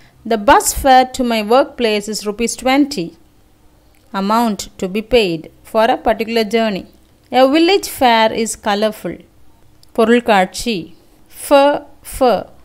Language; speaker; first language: English; non-native, local second language; Tamil